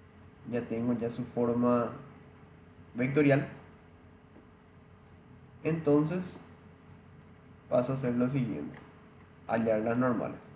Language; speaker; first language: Spanish; native; Spanish